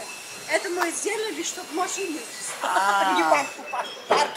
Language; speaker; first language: Russian; non-native, local second language; Armenian